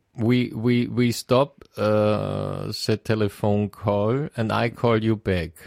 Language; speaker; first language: English; non-native, fluent; German